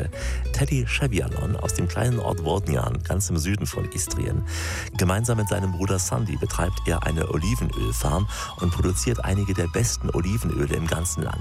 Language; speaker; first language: German; native; German